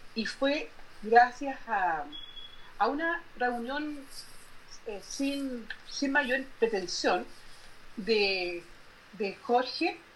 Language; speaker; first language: Spanish; native; Spanish